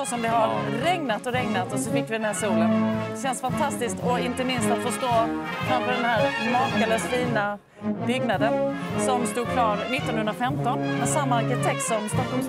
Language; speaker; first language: Swedish; native; Swedish